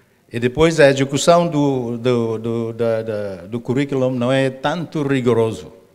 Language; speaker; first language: Portuguese; non-native, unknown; Tetum